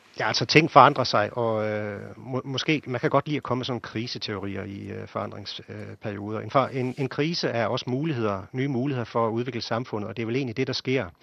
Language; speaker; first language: Danish; native; Danish